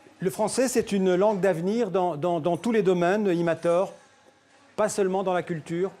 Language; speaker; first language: French; native; French